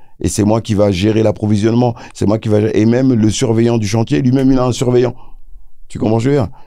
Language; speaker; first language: French; early bilingual, other home language; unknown